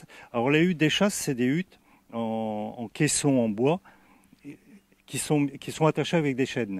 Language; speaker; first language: French; native; French